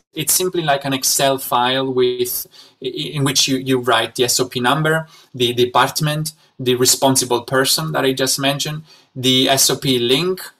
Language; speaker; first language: English; non-native, fluent; Italian